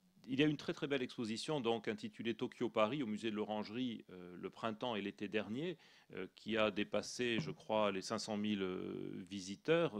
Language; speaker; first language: French; native; French